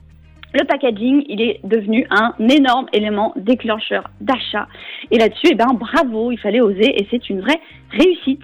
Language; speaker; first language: French; native; French